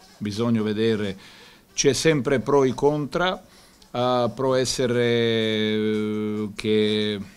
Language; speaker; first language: Italian; non-native, learner; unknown